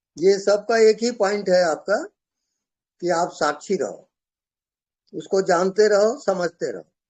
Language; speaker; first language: Hindi; native; Hindi